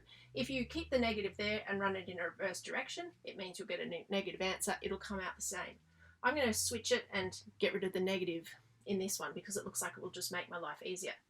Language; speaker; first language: English; native; English